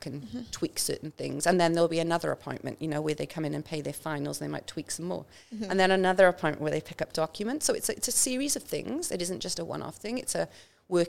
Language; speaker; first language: English; native; English